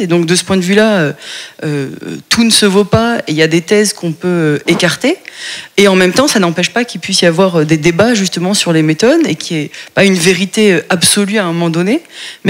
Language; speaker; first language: French; native; French